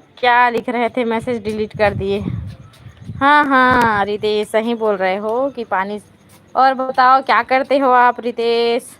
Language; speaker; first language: Hindi; native; Hindi